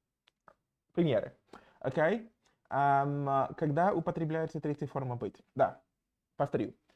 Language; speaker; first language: Russian; non-native, fluent; English